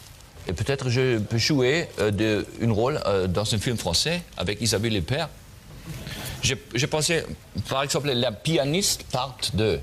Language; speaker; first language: French; non-native, learner; German